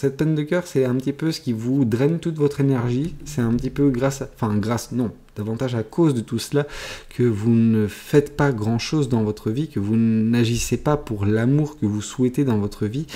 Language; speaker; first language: French; native; French